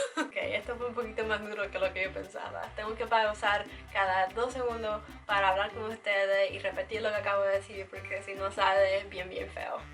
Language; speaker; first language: Spanish; early bilingual, heritage; Spanish